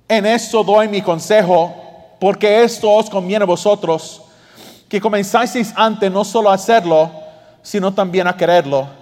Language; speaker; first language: Spanish; early bilingual, heritage; English